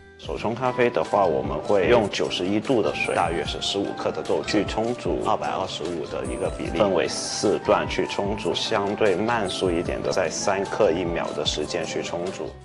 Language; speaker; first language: Chinese; native; Chinese